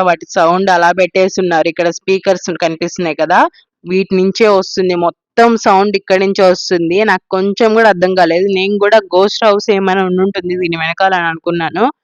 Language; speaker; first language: Telugu; non-native, local second language; Tamil